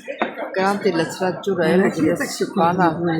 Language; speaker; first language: Greek; non-native, learner; Armenian